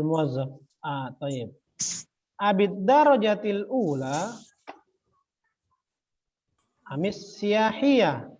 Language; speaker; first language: Arabic; non-native, fluent; Indonesian